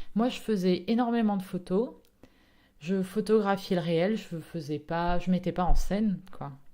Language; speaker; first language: French; early bilingual, other home language; Italian